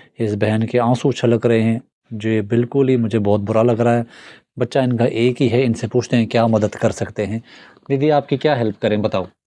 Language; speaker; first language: Hindi; native; Hindi